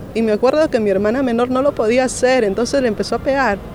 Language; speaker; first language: Spanish; native; Spanish